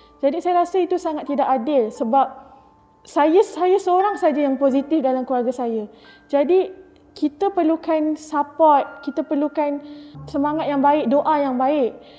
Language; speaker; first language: Malay; native; Malay